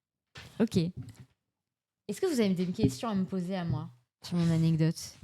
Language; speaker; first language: French; native; French